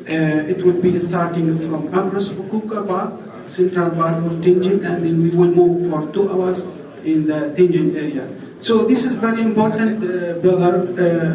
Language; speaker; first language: English; non-native, fluent; Arabic